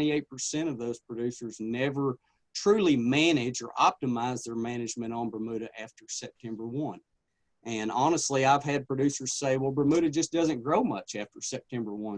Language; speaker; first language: English; native; English